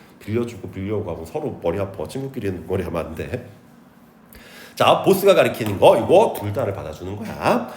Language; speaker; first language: Korean; native; Korean